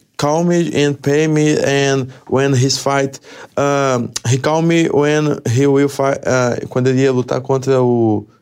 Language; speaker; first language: English; non-native, learner; Portuguese